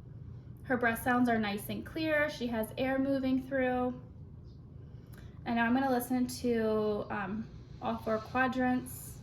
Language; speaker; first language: English; native; English